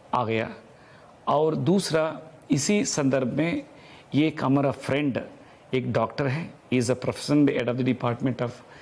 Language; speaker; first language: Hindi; non-native, local second language; Telugu